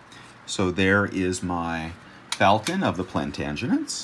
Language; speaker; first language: English; native; English